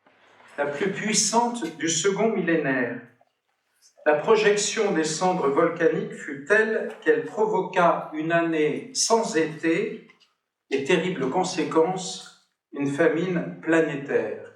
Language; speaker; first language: French; native; French